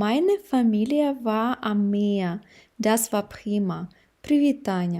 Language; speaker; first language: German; non-native, fluent; Ukrainian